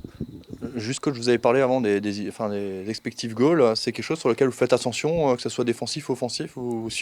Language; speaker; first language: French; native; French